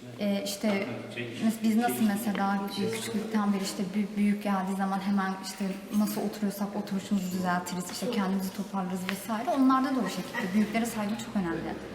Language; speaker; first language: Turkish; native; Turkish